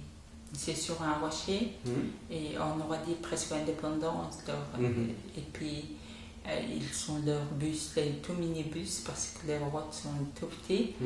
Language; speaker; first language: French; non-native, fluent; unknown